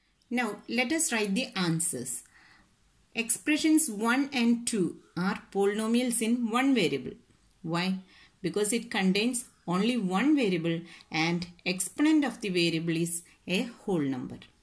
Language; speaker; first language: English; non-native, local second language; Malayalam